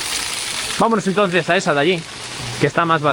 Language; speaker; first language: Spanish; native; Spanish